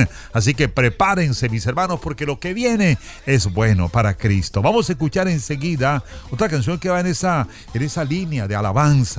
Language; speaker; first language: Spanish; native; Spanish